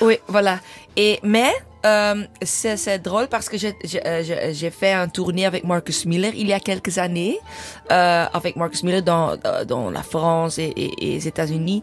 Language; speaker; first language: French; non-native, learner; English